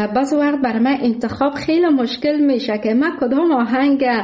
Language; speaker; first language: Persian; native; Persian